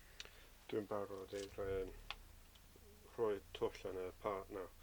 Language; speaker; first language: Welsh; non-native, learner; English